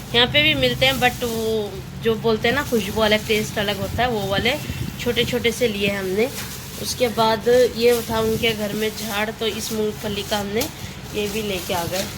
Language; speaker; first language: Hindi; non-native, local second language; Urdu